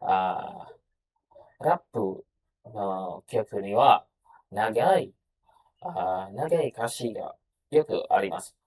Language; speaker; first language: Japanese; non-native, learner; Indonesian